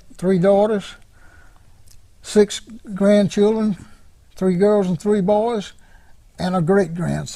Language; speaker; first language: English; native; English